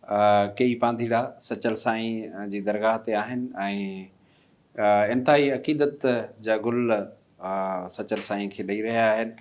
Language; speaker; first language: Sindhi; native; Sindhi